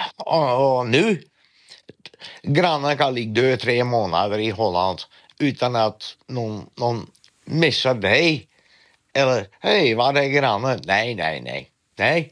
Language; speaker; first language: Swedish; non-native, learner; Dutch